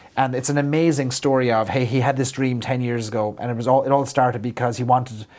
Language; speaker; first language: English; native; English